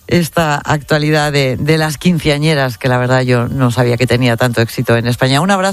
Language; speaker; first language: Spanish; native; Spanish